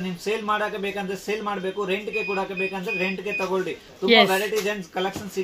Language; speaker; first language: Kannada; non-native, local second language; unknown